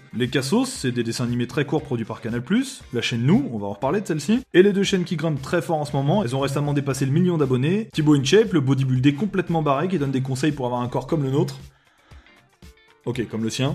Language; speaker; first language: French; native; French